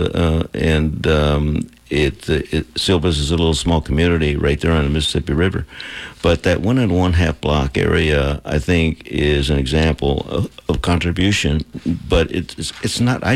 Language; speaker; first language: English; non-native, local second language; Spanish